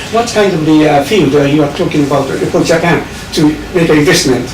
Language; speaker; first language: English; non-native, learner; Japanese